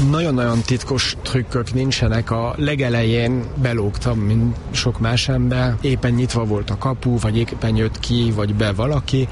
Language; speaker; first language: Hungarian; early bilingual, heritage; Hungarian